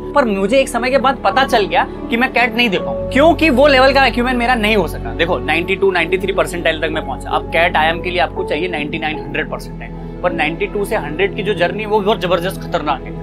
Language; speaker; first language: Hindi; native; Hindi